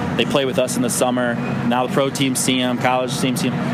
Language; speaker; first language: English; native; English